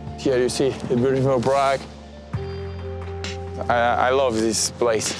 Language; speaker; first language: English; non-native, learner; Uzbek